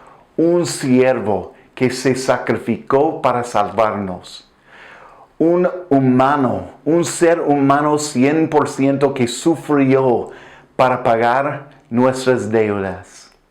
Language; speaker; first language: Spanish; non-native, fluent; English